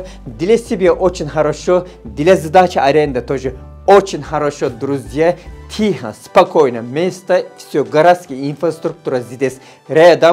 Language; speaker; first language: Russian; non-native, fluent; Turkish